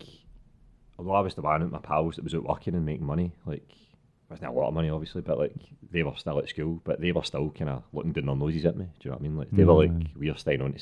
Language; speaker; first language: English; non-native, local second language; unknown